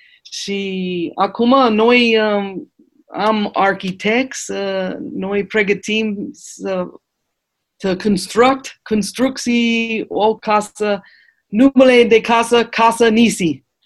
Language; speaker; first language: Romanian; non-native, learner; English